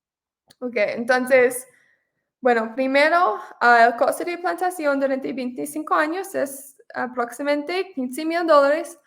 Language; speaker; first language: Spanish; non-native, fluent; English